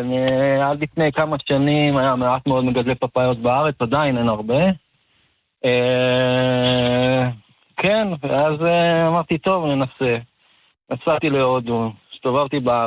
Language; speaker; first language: Hebrew; native; Hebrew